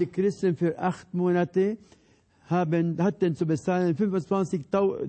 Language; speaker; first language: German; non-native, fluent; Arabic